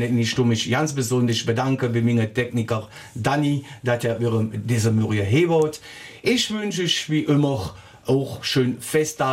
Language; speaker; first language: German; native; German